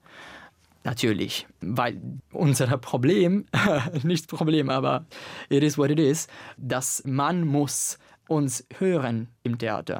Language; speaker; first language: German; non-native, learner; Italian